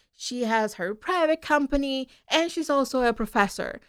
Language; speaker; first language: English; non-native, fluent; Spanish